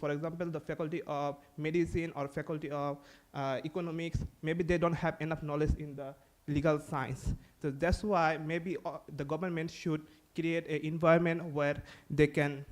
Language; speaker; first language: English; non-native, fluent; Indonesian